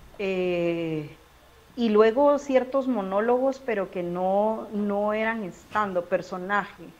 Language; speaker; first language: Spanish; native; Spanish